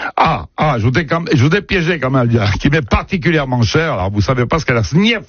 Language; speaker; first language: French; native; French